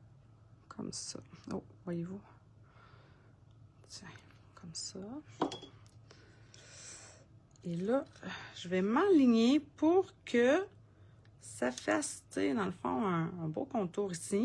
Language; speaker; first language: French; native; French